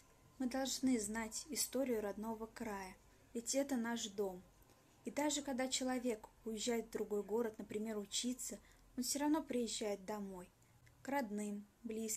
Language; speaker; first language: Russian; native; Russian